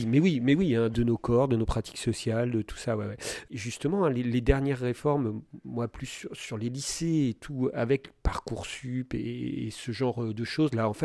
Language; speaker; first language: French; native; French